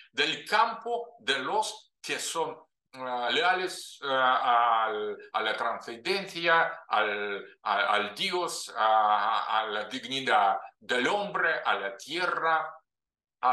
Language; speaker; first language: Spanish; non-native, fluent; Russian